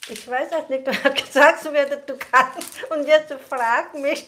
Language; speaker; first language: German; non-native, learner; Thai